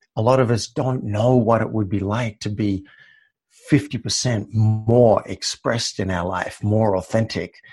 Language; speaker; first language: English; native; English